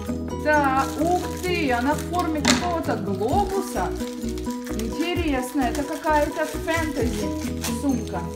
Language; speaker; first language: Russian; native; Russian